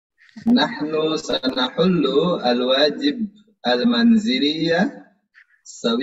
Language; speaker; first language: Arabic; non-native, fluent; Indonesian